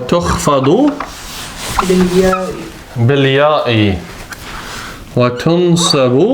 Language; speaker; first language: Arabic; non-native, learner; English